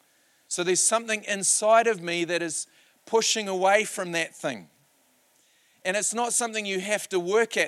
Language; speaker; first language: English; native; English